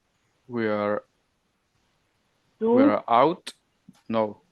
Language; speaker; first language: English; non-native, learner; Spanish